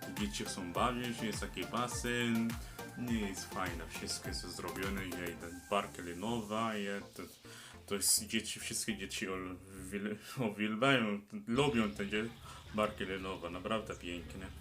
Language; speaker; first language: Polish; non-native, learner; Arabic